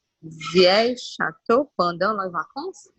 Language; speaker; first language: French; non-native, learner; Portuguese